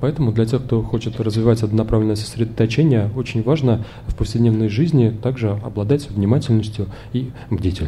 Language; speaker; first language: Russian; native; Russian